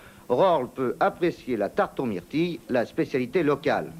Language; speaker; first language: French; native; French